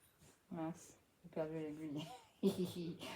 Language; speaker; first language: French; native; French